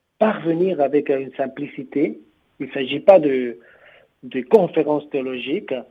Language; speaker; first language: French; non-native, fluent; Spanish